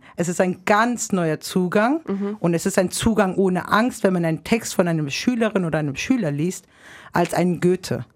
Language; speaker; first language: German; native; German